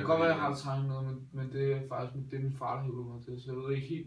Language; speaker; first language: Danish; native; Danish